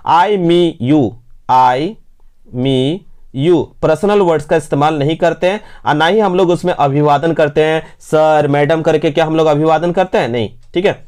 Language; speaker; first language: Hindi; native; Hindi